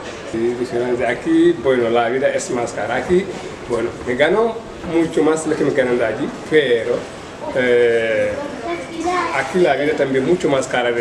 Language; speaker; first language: Spanish; non-native, learner; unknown